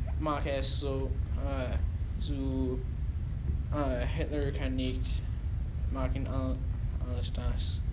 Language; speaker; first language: German; non-native, learner; English